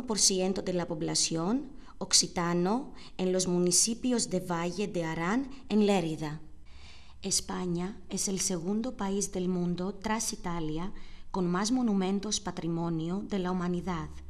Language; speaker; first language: Spanish; non-native, learner; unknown